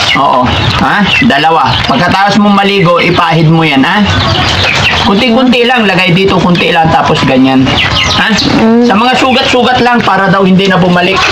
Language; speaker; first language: Filipino; native; Filipino